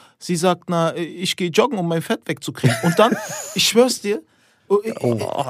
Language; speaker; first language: German; early bilingual, other home language; Turkish